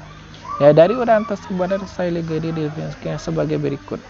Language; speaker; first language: Indonesian; native; Indonesian